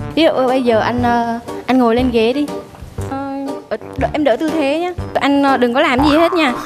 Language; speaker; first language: Vietnamese; native; Vietnamese